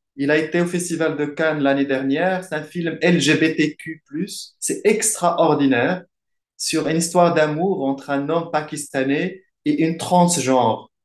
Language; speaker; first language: French; non-native, local second language; Arabic